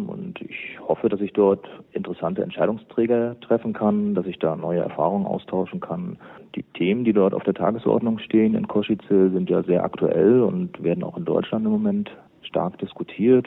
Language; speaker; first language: German; native; German